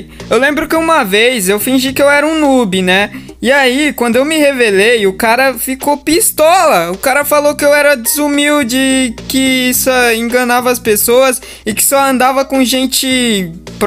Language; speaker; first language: Portuguese; native; Portuguese